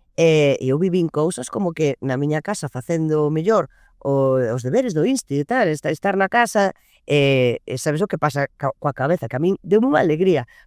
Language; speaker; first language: Galician; non-native, local second language; Spanish